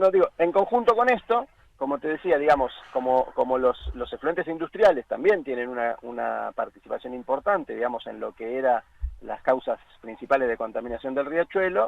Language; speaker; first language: Spanish; native; Spanish